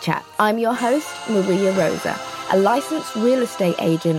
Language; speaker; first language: English; native; English